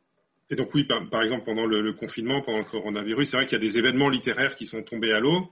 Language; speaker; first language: French; native; French